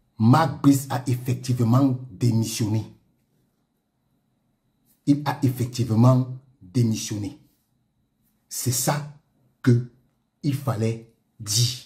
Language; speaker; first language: French; native; French